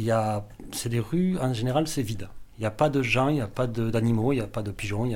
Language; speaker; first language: French; native; French